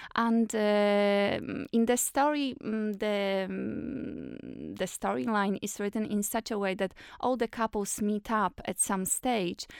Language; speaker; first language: English; non-native, fluent; Polish